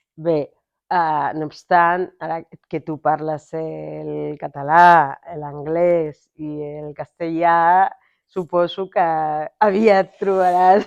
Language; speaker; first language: Catalan; native; Catalan